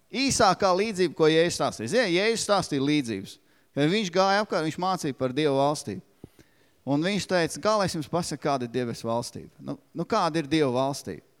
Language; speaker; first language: Latvian; native; Latvian